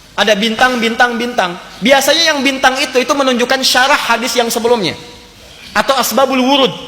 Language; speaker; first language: Indonesian; native; Indonesian